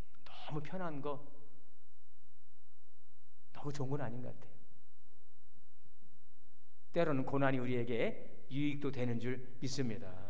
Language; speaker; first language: Korean; native; Korean